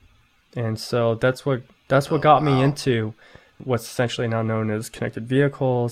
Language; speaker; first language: English; native; English